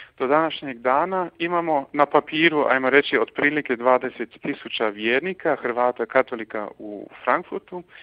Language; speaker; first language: Croatian; early bilingual, heritage; Croatian